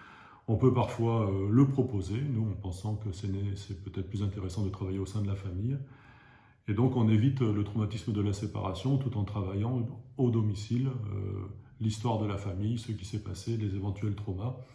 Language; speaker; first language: French; native; French